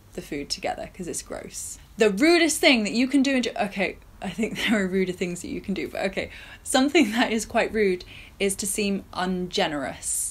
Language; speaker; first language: English; native; English